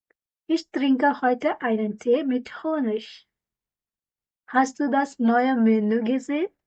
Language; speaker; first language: German; non-native, fluent; Hindi